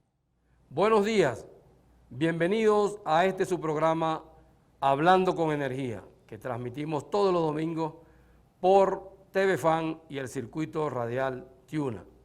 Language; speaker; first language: Spanish; native; Spanish